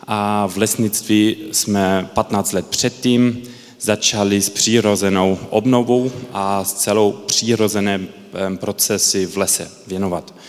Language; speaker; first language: Czech; early bilingual, heritage; Czech